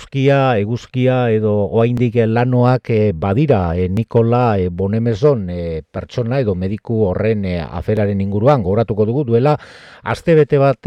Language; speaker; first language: Basque; native; Basque